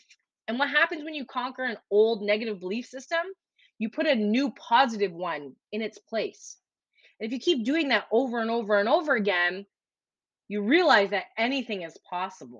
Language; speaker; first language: English; native; English